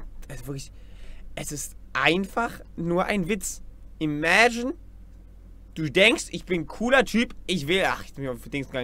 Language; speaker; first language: German; native; German